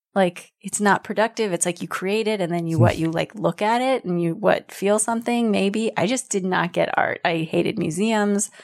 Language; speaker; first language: English; native; English